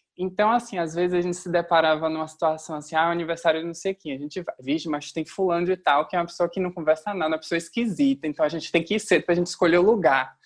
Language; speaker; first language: Portuguese; native; Portuguese